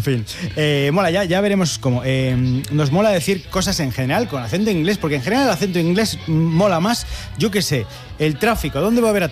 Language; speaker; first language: Spanish; native; Spanish